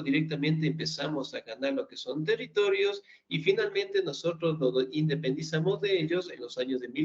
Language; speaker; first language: Spanish; native; Spanish